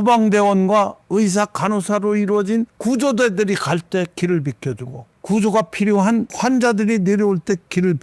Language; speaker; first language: Korean; native; Korean